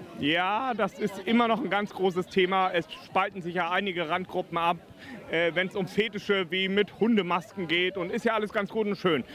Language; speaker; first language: German; native; German